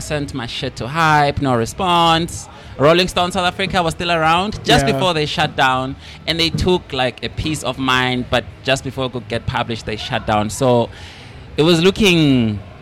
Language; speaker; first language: English; non-native, local second language; Swati